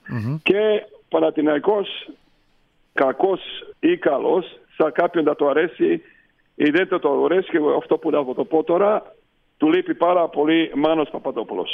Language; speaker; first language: Greek; non-native, fluent; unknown